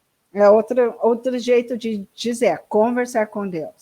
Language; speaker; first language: Portuguese; non-native, learner; English